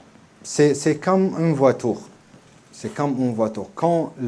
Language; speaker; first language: French; non-native, learner; Arabic